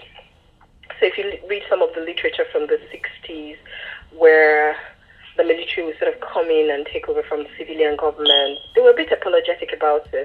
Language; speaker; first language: English; non-native, local second language; Yoruba